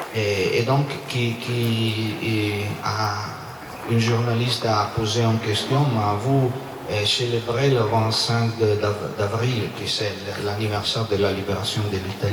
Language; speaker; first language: French; non-native, learner; Italian